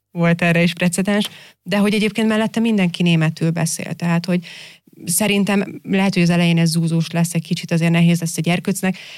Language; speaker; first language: Hungarian; native; Hungarian